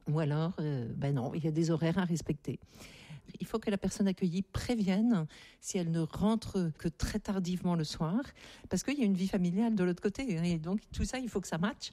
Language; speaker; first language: French; native; French